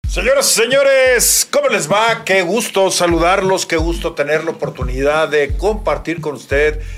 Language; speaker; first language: Spanish; native; Spanish